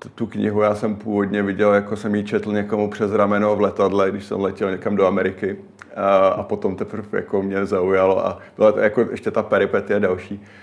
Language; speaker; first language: Czech; native; Czech